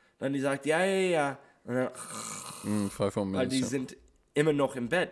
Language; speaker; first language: German; non-native, fluent; English